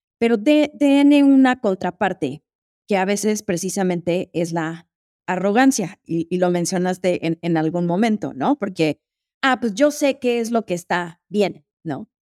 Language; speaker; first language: Spanish; native; Spanish